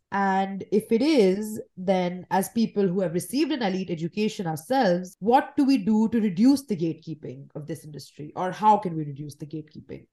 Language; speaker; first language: English; non-native, local second language; Hindi